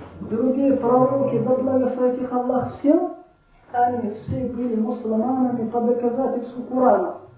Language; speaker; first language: Russian; non-native, fluent; Arabic